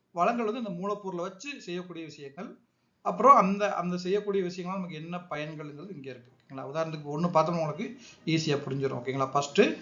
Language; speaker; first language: Tamil; native; Tamil